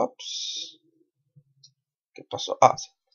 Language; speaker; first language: Spanish; non-native, fluent; Portuguese